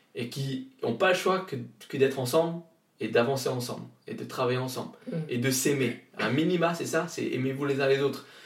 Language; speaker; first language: French; native; French